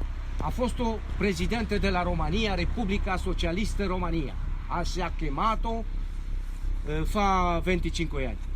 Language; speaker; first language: Italian; non-native, learner; Romanian